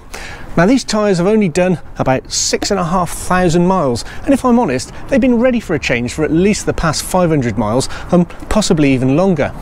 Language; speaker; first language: English; native; English